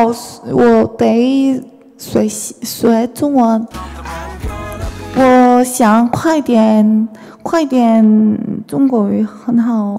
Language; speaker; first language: Chinese; non-native, learner; Korean